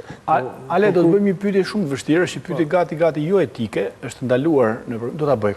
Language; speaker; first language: Albanian; native; Albanian